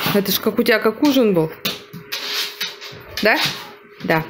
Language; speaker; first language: Russian; native; Russian